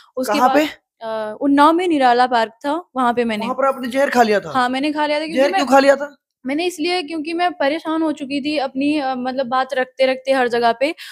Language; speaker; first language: Hindi; native; Hindi